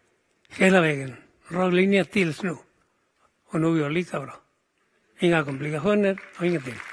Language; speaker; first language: Swedish; non-native, fluent; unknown